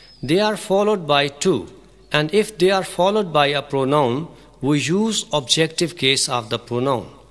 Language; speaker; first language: English; non-native, local second language; Urdu